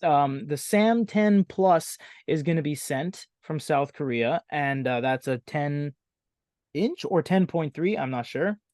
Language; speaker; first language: English; native; English